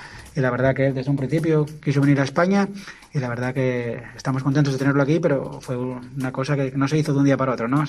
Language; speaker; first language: Spanish; native; Spanish